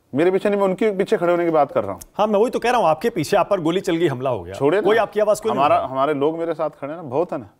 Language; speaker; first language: Hindi; native; Hindi